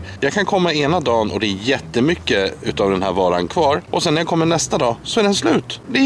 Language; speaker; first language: Swedish; native; Swedish